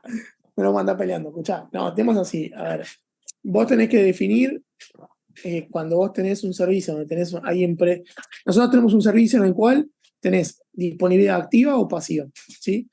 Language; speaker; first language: Spanish; native; Spanish